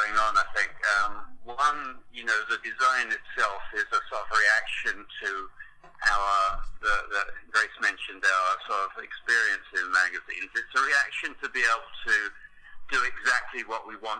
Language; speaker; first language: English; native; English